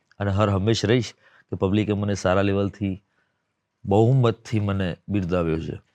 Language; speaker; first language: Gujarati; native; Gujarati